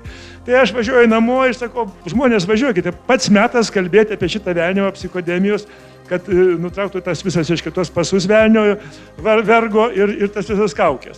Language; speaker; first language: Lithuanian; native; Lithuanian